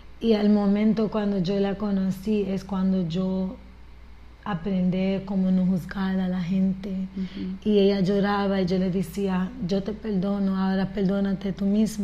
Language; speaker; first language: Spanish; early bilingual, heritage; Spanish